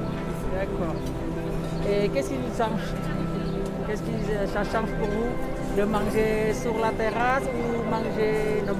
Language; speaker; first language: French; non-native, fluent; Indonesian